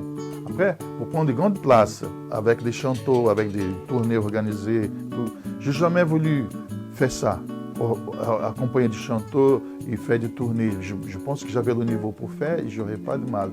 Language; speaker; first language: French; non-native, fluent; Portuguese